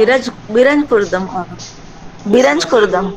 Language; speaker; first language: Persian; non-native, learner; Urdu